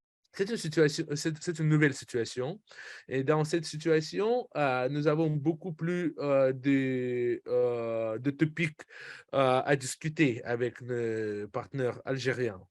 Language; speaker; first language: French; non-native, fluent; Russian